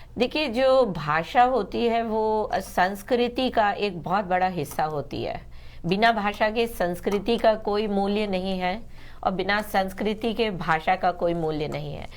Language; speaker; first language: Hindi; native; Hindi